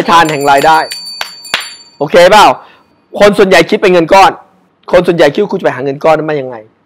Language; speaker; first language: Thai; native; Thai